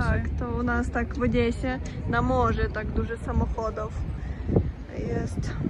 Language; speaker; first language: Polish; non-native, learner; Russian